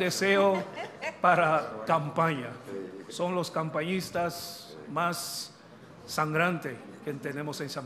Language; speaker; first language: Spanish; non-native, fluent; English